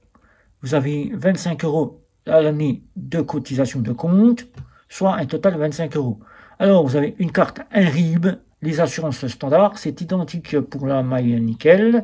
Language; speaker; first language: French; native; French